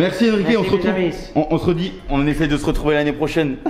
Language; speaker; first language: French; native; French